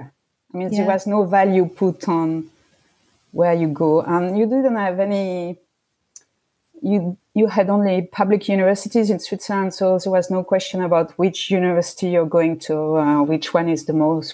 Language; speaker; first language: English; non-native, fluent; French